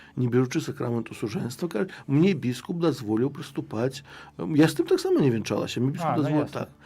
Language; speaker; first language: Belarusian; non-native, local second language; Russian